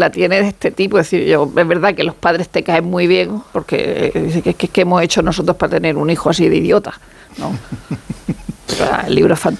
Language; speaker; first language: Spanish; native; Spanish